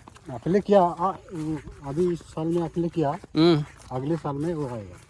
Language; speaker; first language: Hindi; non-native, local second language; Odia